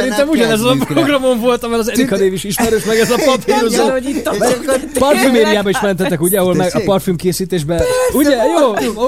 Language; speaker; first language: Hungarian; native; Hungarian